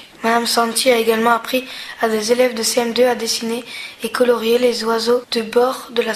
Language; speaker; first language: French; native; French